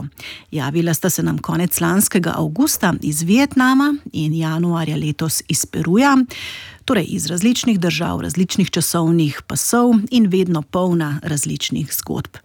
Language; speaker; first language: Slovenian; native; Slovenian